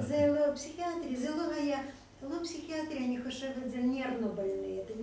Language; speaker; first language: Hebrew; non-native, fluent; Russian